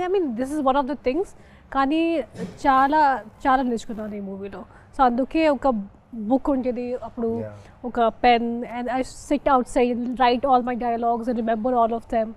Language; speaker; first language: Telugu; non-native, fluent; Hindi